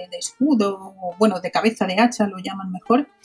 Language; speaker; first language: Spanish; native; Spanish